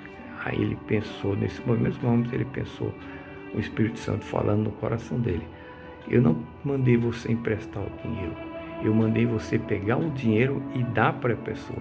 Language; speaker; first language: Portuguese; native; Portuguese